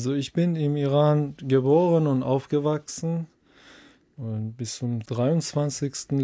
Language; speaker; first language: German; non-native, fluent; Persian